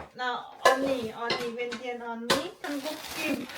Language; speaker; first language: Korean; non-native, learner; Lao